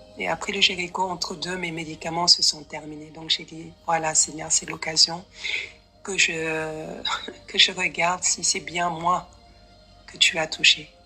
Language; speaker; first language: French; non-native, local second language; Wolof